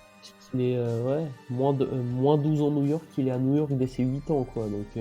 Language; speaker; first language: French; native; French